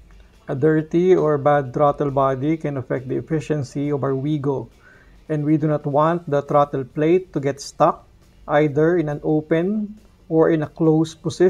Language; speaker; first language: English; non-native, local second language; Filipino